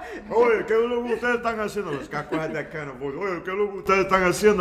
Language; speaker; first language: Spanish; early bilingual, other home language; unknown